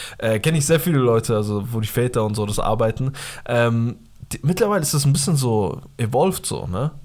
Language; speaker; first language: German; early bilingual, other home language; Pashto